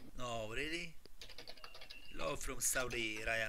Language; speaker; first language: English; non-native, learner; Polish